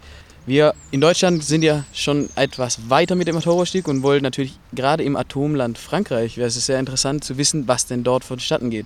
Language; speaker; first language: German; native; German